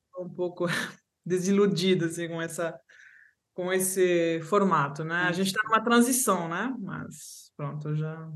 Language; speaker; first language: Portuguese; non-native, fluent; French